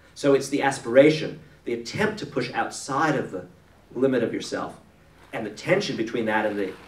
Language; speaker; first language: English; native; English